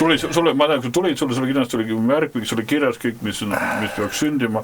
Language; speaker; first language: Estonian; native; Estonian